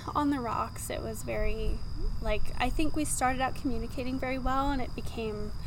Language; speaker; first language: English; native; English